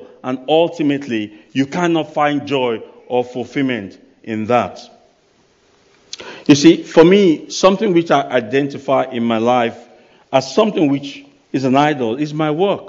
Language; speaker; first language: English; non-native, local second language; Yoruba